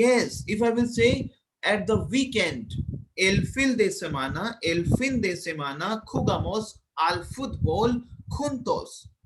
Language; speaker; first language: Spanish; non-native, fluent; Hindi